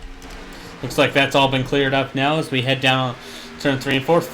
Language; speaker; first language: English; native; English